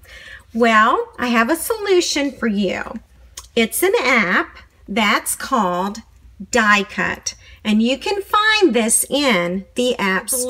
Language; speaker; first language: English; native; English